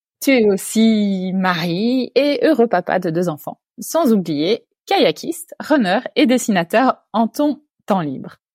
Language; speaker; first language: French; native; French